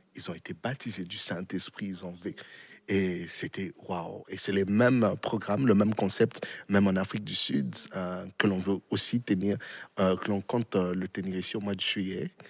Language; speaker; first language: French; non-native, local second language; Swahili